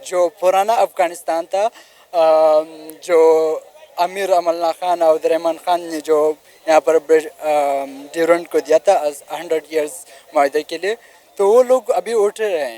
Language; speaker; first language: Hindi; non-native, local second language; Pashto